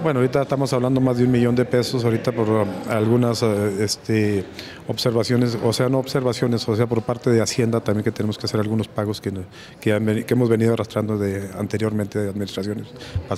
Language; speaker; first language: Spanish; native; Spanish